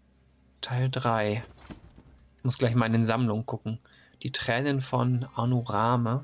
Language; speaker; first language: German; native; German